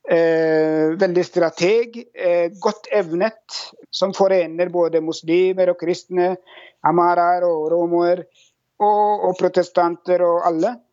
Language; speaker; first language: Norwegian; non-native, fluent; Oromo